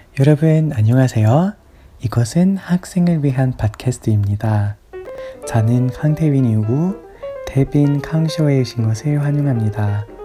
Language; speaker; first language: Korean; non-native, learner; English